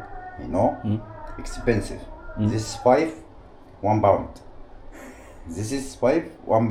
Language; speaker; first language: English; non-native, learner; Arabic